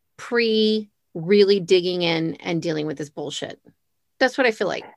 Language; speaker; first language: English; native; English